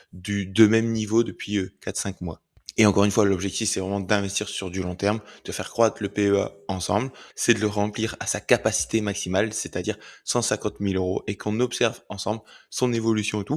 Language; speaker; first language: French; native; French